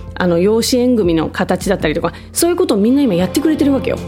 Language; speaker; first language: Japanese; native; Japanese